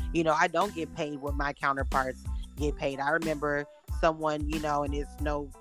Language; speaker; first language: English; native; English